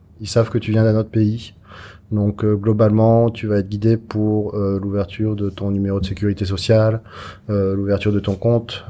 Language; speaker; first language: French; native; French